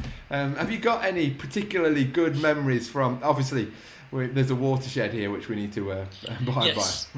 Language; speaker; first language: English; native; English